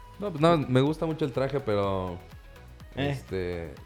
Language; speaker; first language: Spanish; native; Spanish